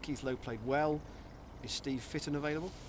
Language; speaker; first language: English; native; English